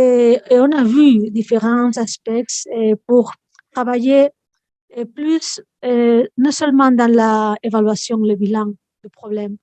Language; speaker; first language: French; non-native, fluent; Spanish